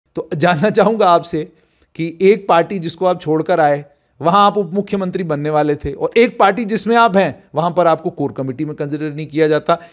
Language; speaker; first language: Hindi; non-native, local second language; Dogri